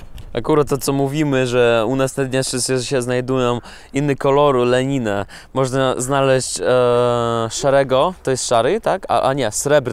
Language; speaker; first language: Polish; non-native, learner; Russian